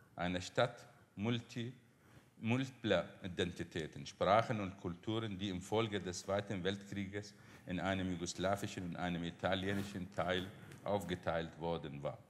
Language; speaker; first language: German; non-native, fluent; Arabic